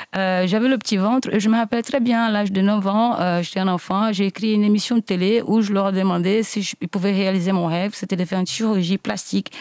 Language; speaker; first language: French; non-native, fluent; Portuguese